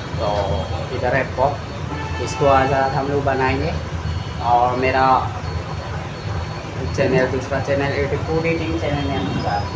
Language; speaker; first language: Hindi; non-native, local second language; Mizo